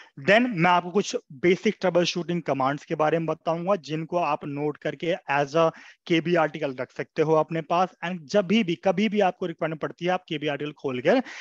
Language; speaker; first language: Hindi; native; Hindi